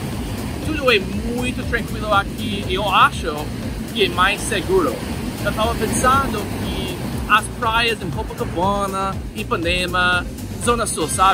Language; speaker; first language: Portuguese; non-native, fluent; English